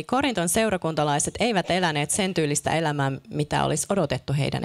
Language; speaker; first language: Finnish; native; Finnish